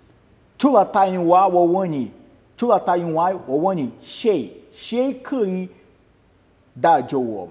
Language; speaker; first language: Chinese; non-native, fluent; Portuguese